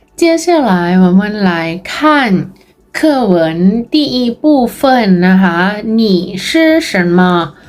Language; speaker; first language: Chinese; non-native, fluent; Thai